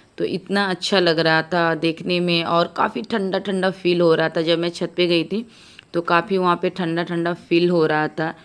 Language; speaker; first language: Hindi; native; Hindi